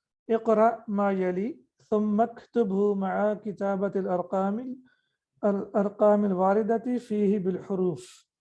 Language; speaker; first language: Arabic; non-native, fluent; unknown